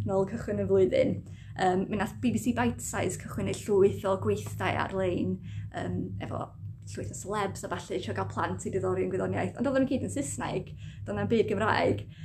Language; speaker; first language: Welsh; native; Welsh